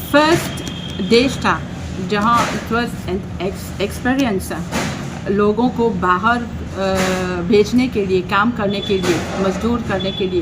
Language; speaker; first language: Hindi; non-native, fluent; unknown